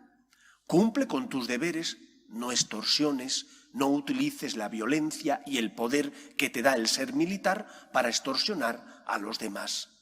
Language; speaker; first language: Spanish; native; Spanish